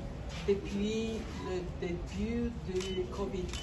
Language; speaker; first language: French; non-native, learner; Bulgarian